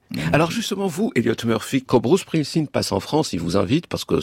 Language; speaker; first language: French; native; French